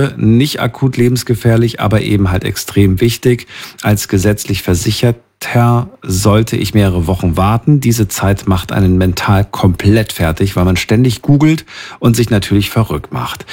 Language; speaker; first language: German; native; German